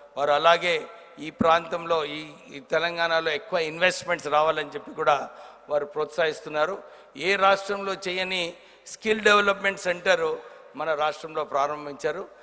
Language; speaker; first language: Telugu; non-native, local second language; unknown